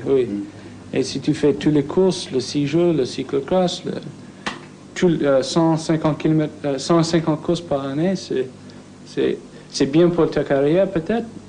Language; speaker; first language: French; non-native, learner; English